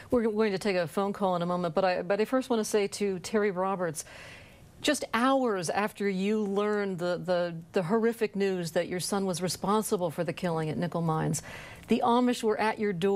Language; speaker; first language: English; native; English